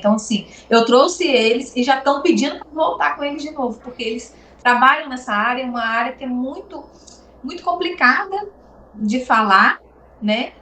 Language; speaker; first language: Portuguese; native; Portuguese